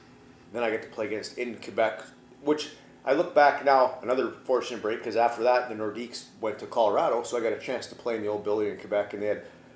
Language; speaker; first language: English; native; English